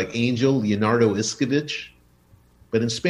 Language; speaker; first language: English; early bilingual, other home language; Spanish